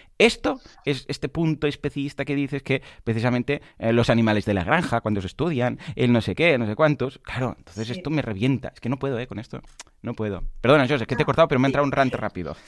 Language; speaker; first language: Spanish; non-native, local second language; Catalan